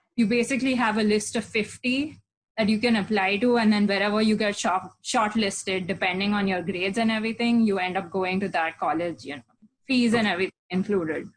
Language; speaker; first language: English; non-native, local second language; Hindi